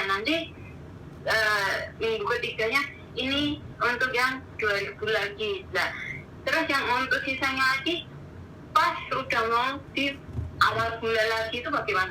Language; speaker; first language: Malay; non-native, local second language; Javanese